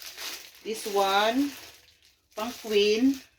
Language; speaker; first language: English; non-native, local second language; Filipino